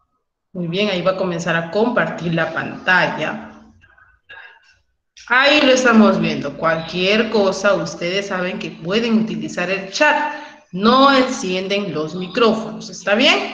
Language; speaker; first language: Spanish; native; Spanish